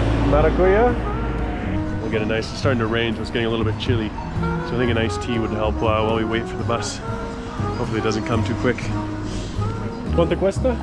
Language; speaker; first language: English; native; English